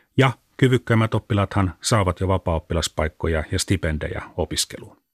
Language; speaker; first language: Finnish; native; Finnish